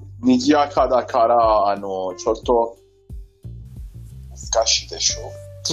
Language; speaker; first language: Japanese; non-native, learner; Persian